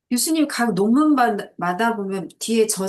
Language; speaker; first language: Korean; native; Korean